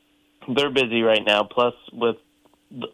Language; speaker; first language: English; native; English